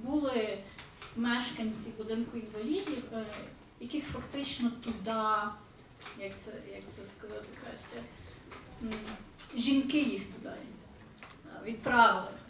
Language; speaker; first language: Ukrainian; early bilingual, heritage; Ukrainian